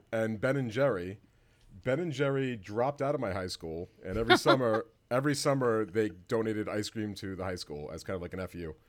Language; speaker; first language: English; native; English